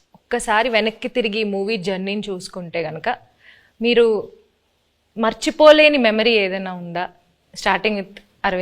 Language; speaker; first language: Telugu; native; Telugu